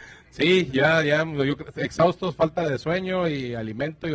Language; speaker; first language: Spanish; native; Spanish